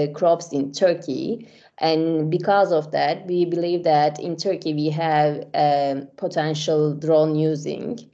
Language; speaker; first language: English; non-native, fluent; Turkish